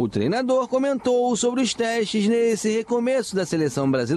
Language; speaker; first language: Portuguese; native; Portuguese